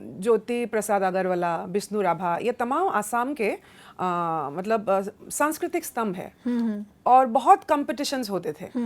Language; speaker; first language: Hindi; non-native, local second language; Assamese